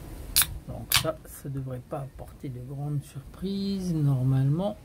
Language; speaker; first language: French; native; French